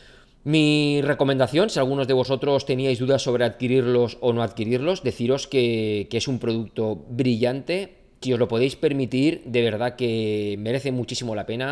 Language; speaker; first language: Spanish; native; Spanish